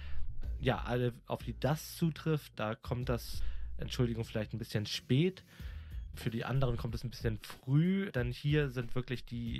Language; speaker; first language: German; native; German